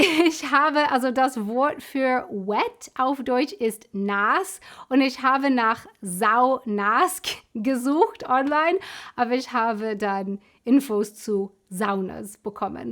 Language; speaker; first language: German; non-native, fluent; English